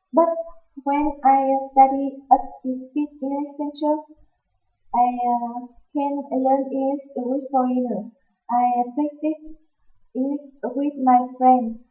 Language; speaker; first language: English; non-native, learner; Vietnamese